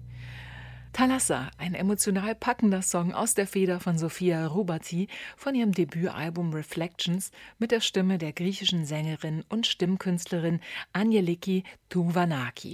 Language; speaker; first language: German; native; German